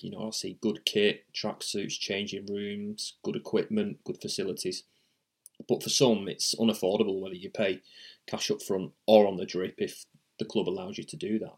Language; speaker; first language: English; native; English